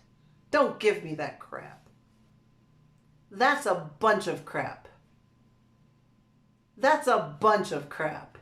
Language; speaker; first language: English; native; English